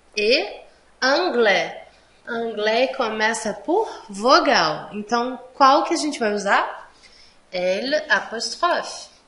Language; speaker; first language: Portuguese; native; Portuguese